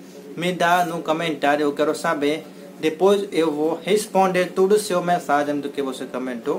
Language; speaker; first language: Portuguese; non-native, learner; Hindi